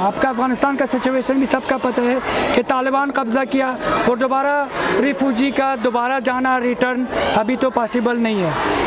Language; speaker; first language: Hindi; non-native, fluent; Persian